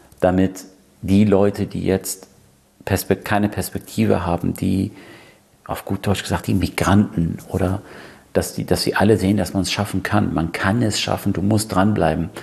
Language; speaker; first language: German; early bilingual, other home language; Persian